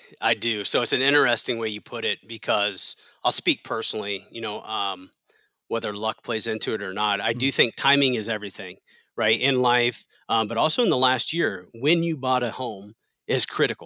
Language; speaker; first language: English; native; English